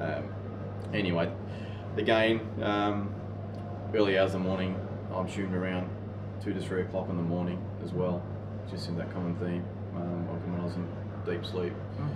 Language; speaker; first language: English; native; English